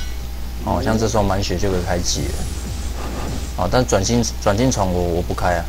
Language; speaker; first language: Chinese; native; Chinese